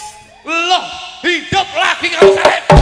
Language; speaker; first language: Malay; non-native, local second language; Javanese